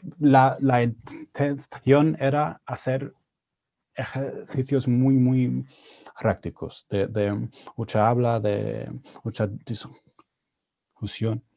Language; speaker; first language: Spanish; non-native, fluent; English